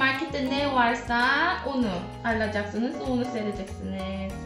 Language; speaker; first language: Turkish; non-native, fluent; Korean